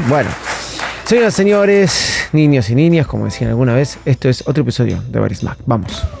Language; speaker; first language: Spanish; native; Spanish